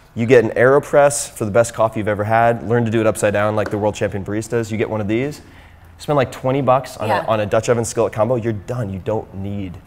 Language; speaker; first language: English; native; English